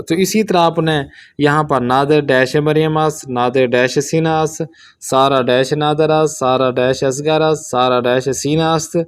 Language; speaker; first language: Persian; non-native, fluent; Urdu